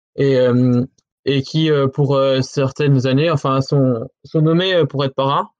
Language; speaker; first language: French; native; French